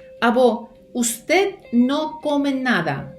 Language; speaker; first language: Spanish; non-native, fluent; Ukrainian